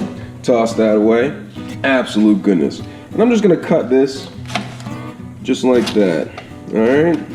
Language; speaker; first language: English; native; English